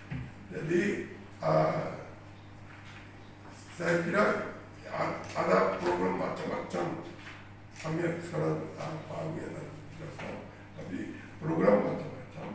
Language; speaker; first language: Indonesian; non-native, fluent; Japanese